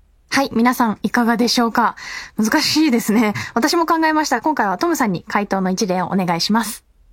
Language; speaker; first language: Japanese; native; Japanese